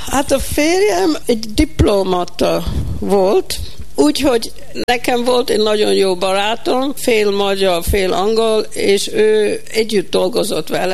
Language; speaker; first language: Hungarian; early bilingual, heritage; Hungarian